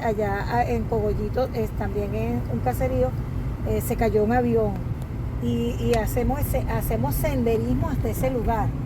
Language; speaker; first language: Spanish; native; Spanish